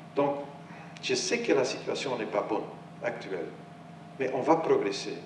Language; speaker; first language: French; non-native, local second language; Dutch